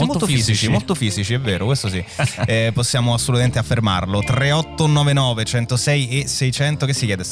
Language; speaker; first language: Italian; native; Italian